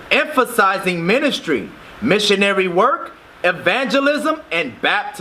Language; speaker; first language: English; native; English